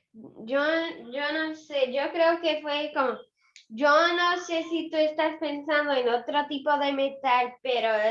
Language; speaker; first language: Spanish; early bilingual, other home language; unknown